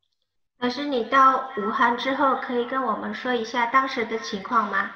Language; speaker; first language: Chinese; non-native, fluent; Indonesian